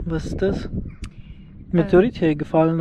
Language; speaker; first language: German; native; German